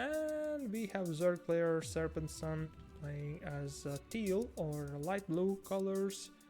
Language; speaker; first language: English; non-native, fluent; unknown